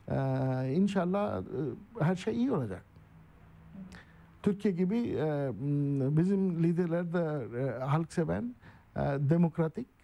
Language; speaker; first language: Turkish; non-native, learner; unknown